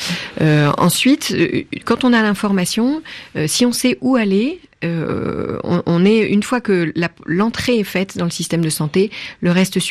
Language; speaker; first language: French; native; French